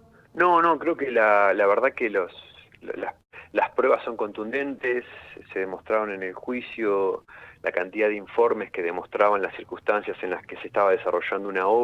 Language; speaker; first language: Spanish; native; Spanish